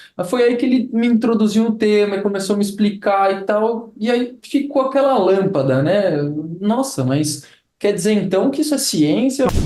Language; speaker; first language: Portuguese; native; Portuguese